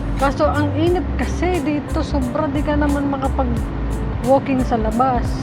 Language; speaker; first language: Filipino; native; Filipino